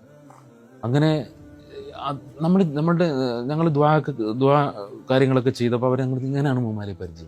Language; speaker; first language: Malayalam; native; Malayalam